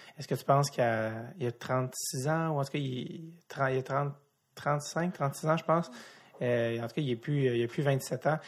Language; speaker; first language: French; native; French